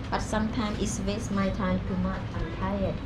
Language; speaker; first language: English; non-native, learner; Thai